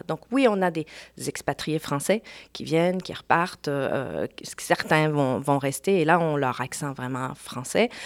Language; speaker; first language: French; native; French